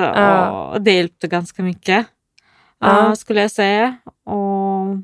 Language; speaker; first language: Swedish; non-native, fluent; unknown